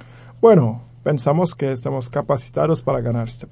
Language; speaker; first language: Spanish; non-native, fluent; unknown